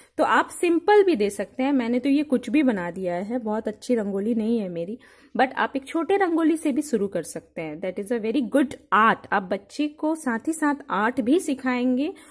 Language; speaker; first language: Hindi; native; Hindi